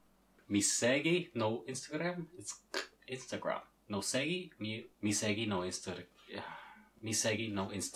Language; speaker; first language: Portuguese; non-native, learner; English